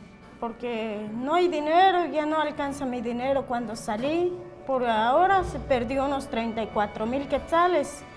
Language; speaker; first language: Spanish; non-native, local second language; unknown